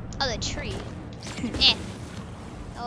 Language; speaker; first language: English; native; English